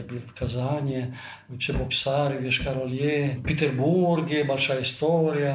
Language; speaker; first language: Russian; non-native, fluent; Italian